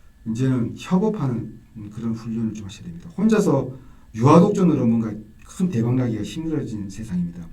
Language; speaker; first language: Korean; native; Korean